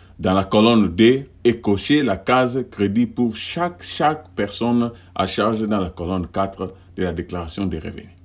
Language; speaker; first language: French; non-native, local second language; Lingala